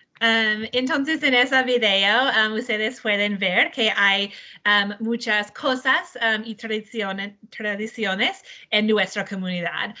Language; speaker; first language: Spanish; non-native, learner; English